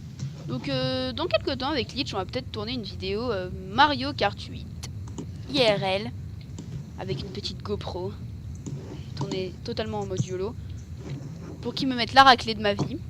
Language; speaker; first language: French; native; French